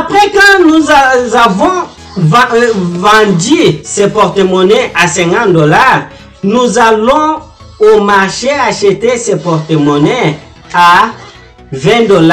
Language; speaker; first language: French; non-native, learner; Portuguese